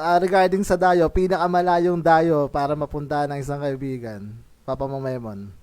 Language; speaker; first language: Filipino; native; Filipino